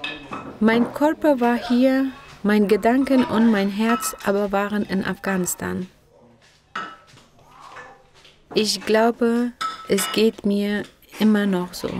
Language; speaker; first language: German; non-native, fluent; Persian